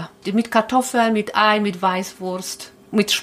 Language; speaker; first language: German; non-native, learner; Polish